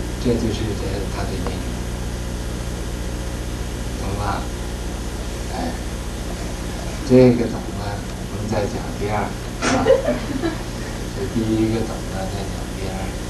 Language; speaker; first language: Chinese; native; Chinese